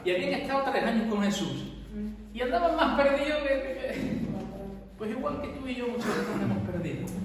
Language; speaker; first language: Spanish; native; Spanish